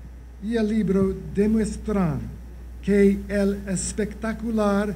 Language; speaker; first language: Spanish; non-native, learner; English